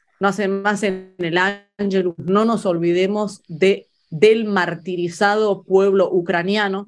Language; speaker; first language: Spanish; early bilingual, other home language; Italian